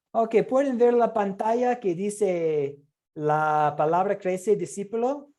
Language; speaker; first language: Spanish; non-native, fluent; English